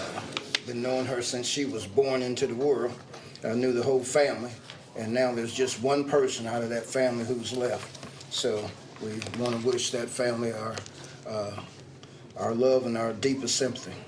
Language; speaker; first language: English; native; English